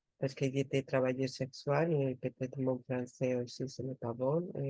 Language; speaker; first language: French; non-native, learner; Spanish